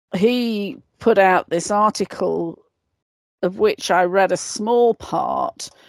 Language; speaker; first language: English; native; English